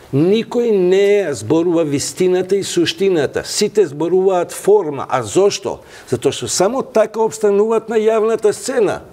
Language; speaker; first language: Macedonian; non-native, local second language; Albanian